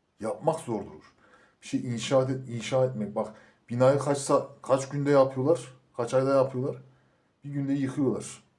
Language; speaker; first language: Turkish; native; Turkish